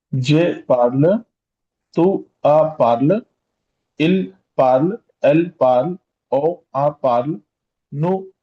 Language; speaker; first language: French; non-native, learner; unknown